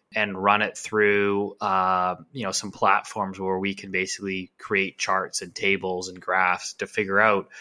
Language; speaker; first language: English; native; English